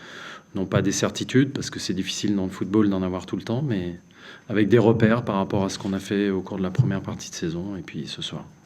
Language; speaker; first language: French; native; French